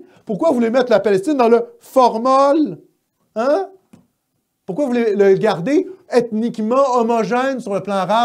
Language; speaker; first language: French; native; French